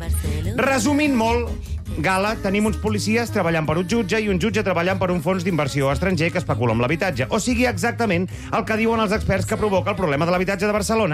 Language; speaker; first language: Catalan; native; Catalan